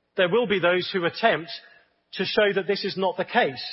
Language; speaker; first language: English; native; English